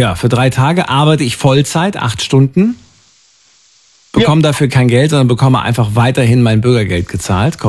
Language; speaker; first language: German; native; German